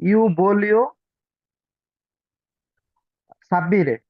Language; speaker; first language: Italian; non-native, learner; Bangla